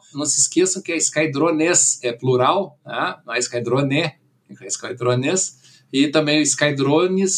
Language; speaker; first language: Portuguese; early bilingual, other home language; German